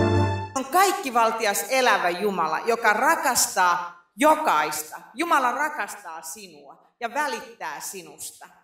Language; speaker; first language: Finnish; native; Finnish